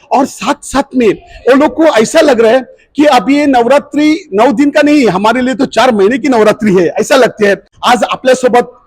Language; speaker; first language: Hindi; non-native, local second language; Marathi